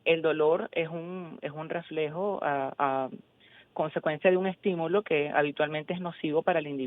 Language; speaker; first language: Spanish; native; Spanish